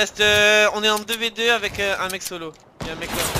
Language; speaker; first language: French; native; French